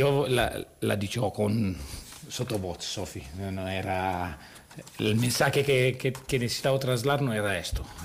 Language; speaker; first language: Spanish; non-native, learner; Italian